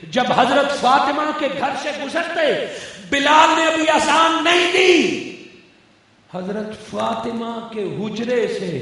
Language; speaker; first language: Urdu; non-native, local second language; Punjabi